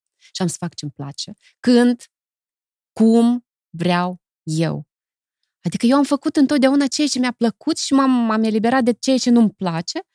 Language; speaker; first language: Romanian; native; Romanian